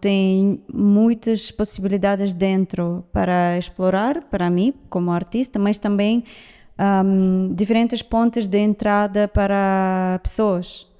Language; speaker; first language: Portuguese; non-native, fluent; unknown